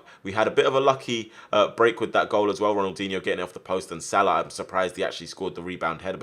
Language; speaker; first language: English; native; English